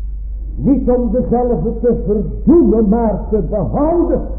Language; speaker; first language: Dutch; native; Dutch